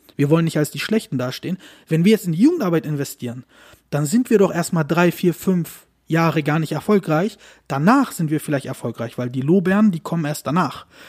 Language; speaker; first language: German; early bilingual, other home language; Turkish